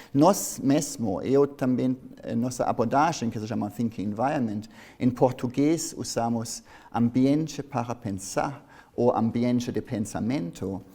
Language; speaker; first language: Portuguese; non-native, fluent; German